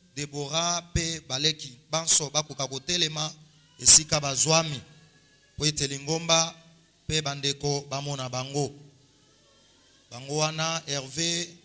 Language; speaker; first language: Lingala; native; Lingala